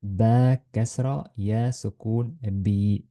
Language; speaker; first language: Arabic; non-native, fluent; Estonian